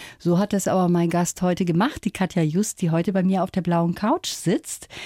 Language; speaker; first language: German; native; German